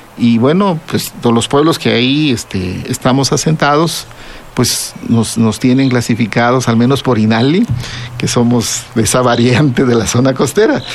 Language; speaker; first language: Spanish; non-native, local second language; Zapotec